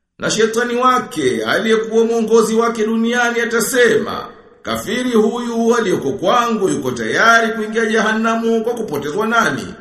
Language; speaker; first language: Swahili; native; Swahili